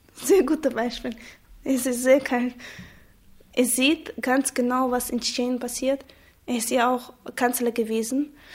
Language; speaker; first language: German; non-native, fluent; Chechen